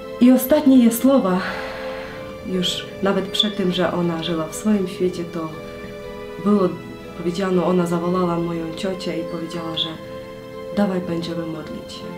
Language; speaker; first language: Polish; non-native, learner; Ukrainian